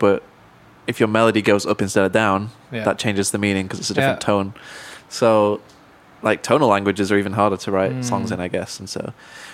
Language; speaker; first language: English; native; English